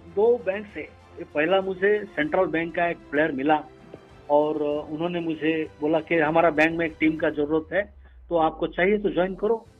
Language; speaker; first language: Hindi; non-native, local second language; Odia